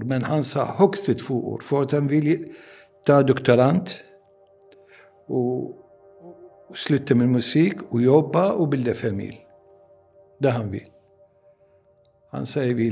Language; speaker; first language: Swedish; non-native, learner; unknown